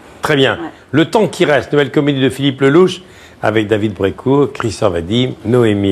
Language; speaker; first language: French; native; French